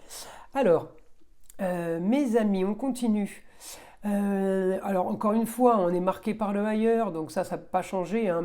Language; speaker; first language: French; native; French